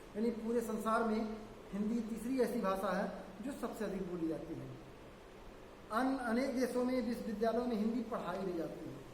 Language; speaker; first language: Hindi; native; Hindi